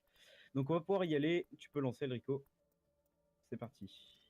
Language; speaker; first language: French; native; French